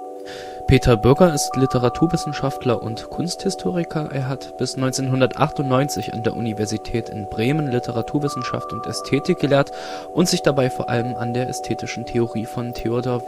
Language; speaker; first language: German; native; German